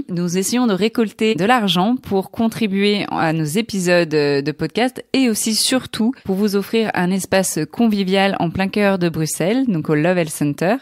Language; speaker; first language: French; native; French